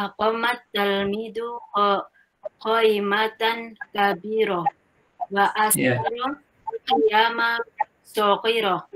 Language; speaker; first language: Arabic; non-native, learner; Indonesian